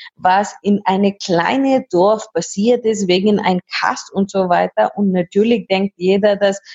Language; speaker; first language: German; non-native, fluent; Hindi